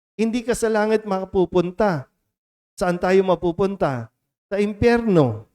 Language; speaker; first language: Filipino; native; Filipino